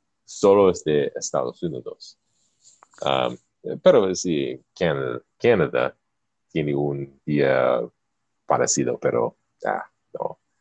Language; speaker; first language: Spanish; non-native, learner; English